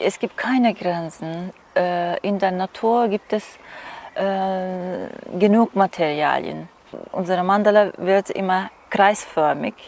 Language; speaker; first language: German; non-native, learner; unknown